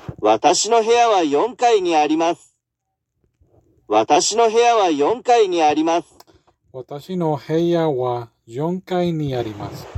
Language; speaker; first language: Japanese; non-native, learner; English